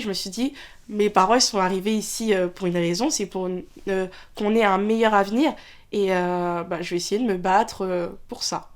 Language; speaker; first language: French; early bilingual, other home language; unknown